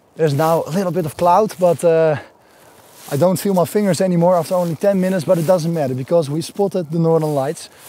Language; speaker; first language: English; non-native, fluent; Dutch